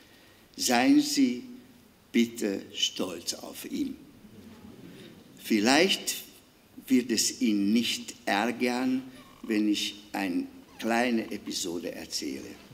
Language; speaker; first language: German; non-native, fluent; Hungarian